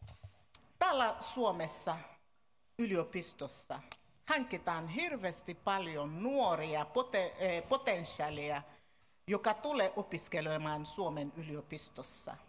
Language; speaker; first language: Finnish; non-native, learner; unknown